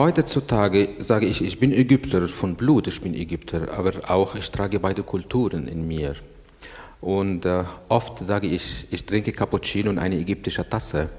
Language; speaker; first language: German; non-native, learner; Arabic